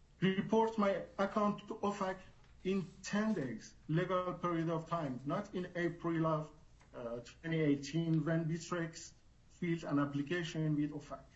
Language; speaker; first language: English; non-native, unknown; Persian